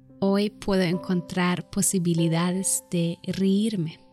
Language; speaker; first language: Spanish; non-native, fluent; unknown